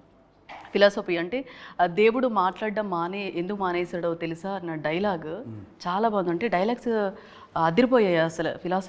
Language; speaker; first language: Telugu; native; Telugu